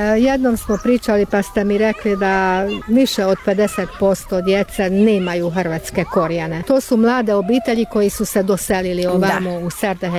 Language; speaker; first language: Croatian; native; Croatian